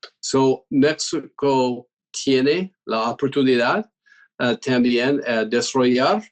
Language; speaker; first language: Spanish; non-native, fluent; English